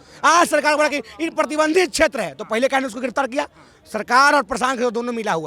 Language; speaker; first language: Hindi; native; Hindi